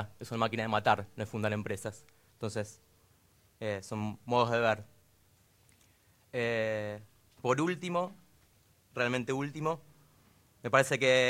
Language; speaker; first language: Spanish; native; Spanish